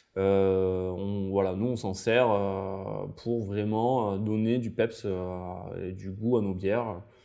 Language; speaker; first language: French; native; French